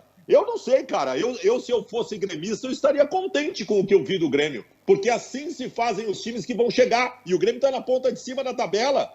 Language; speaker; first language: Portuguese; native; Portuguese